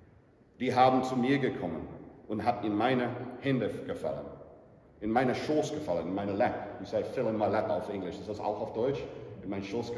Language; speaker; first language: German; non-native, fluent; English